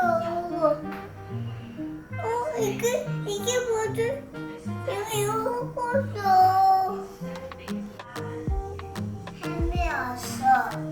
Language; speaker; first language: Korean; early bilingual, heritage; Korean